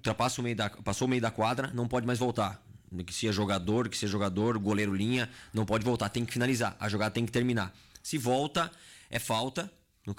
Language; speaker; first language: Portuguese; native; Portuguese